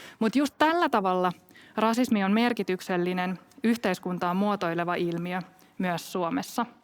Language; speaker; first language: Finnish; native; Finnish